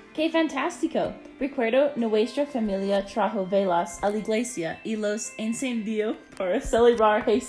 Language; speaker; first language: Spanish; non-native, learner; English